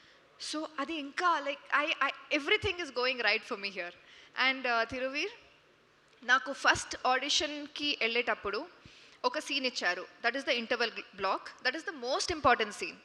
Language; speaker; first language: Telugu; non-native, fluent; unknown